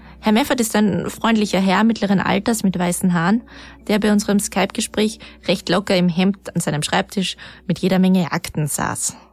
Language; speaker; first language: German; native; German